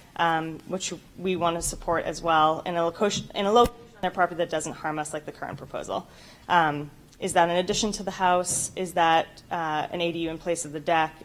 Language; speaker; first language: English; native; English